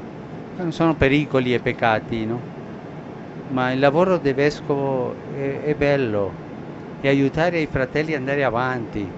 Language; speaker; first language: Italian; non-native, fluent; Spanish